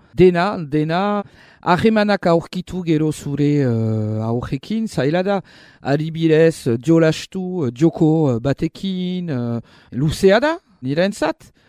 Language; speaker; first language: Basque; non-native, local second language; French